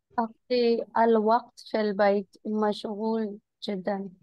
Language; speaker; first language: Arabic; non-native, learner; Urdu